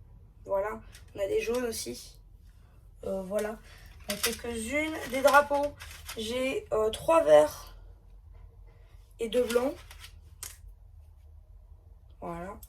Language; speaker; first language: French; native; French